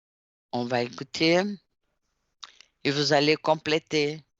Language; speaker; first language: French; non-native, fluent; Portuguese